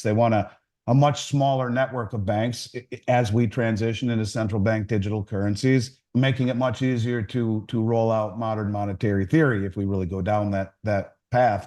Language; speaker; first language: English; native; English